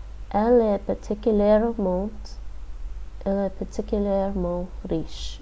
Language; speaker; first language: French; non-native, learner; English